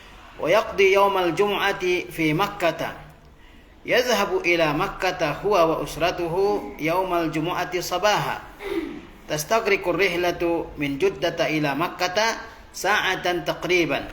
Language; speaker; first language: Arabic; non-native, fluent; Indonesian